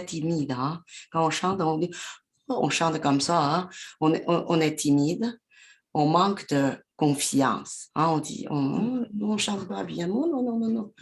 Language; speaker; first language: French; non-native, fluent; Chinese